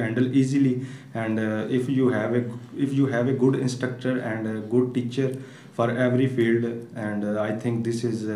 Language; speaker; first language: English; non-native, learner; Punjabi